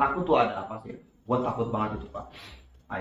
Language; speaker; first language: Indonesian; native; Indonesian